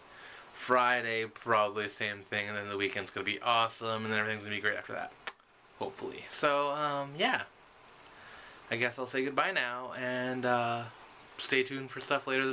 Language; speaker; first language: English; native; English